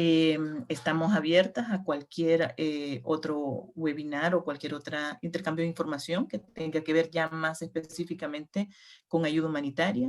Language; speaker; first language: Spanish; native; Spanish